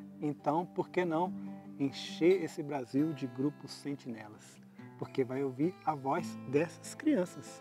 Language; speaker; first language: Portuguese; native; Portuguese